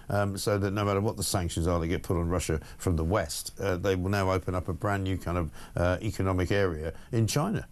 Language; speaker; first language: English; native; English